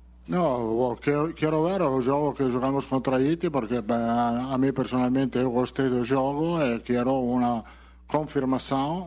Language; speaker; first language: Portuguese; non-native, fluent; Italian